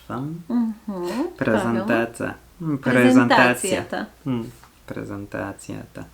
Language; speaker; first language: Bulgarian; non-native, learner; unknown